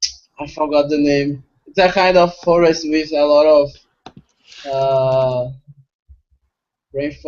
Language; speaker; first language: English; non-native, fluent; Portuguese